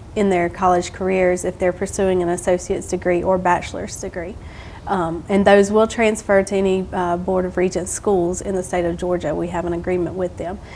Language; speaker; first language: English; native; English